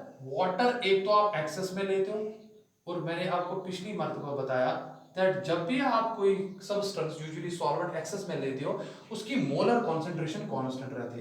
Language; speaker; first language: Hindi; non-native, local second language; Kashmiri